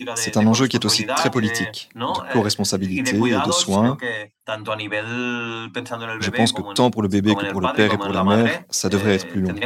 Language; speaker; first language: French; non-native, fluent; Spanish